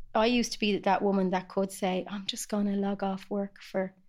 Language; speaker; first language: English; native; English